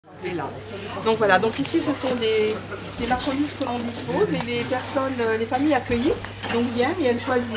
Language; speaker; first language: French; native; French